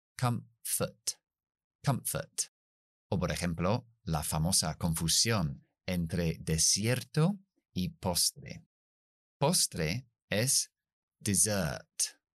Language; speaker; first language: Spanish; non-native, fluent; English